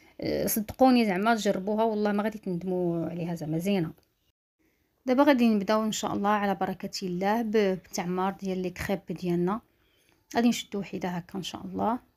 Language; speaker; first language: Arabic; native; Arabic